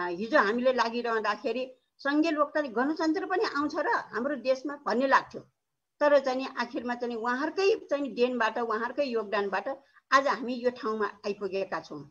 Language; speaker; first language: Nepali; non-native, local second language; Newari